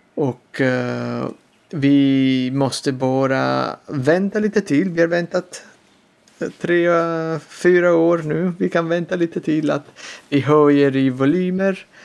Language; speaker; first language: Swedish; non-native, fluent; Italian